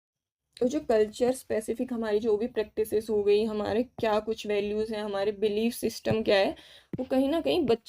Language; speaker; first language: Hindi; native; Hindi